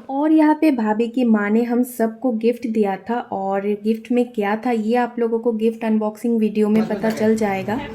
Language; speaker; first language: Hindi; non-native, local second language; Bangla